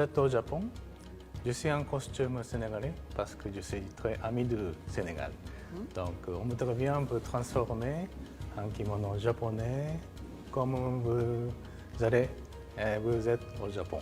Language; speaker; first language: French; non-native, fluent; Japanese